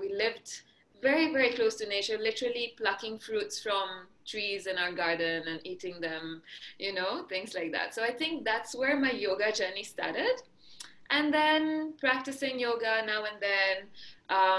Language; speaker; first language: English; non-native, fluent; Marathi